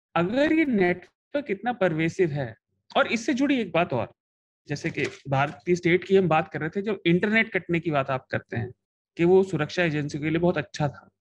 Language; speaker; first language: Hindi; native; Hindi